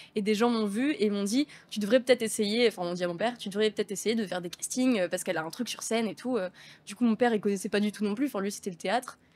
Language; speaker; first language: French; native; French